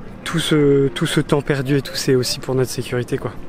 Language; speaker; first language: French; native; French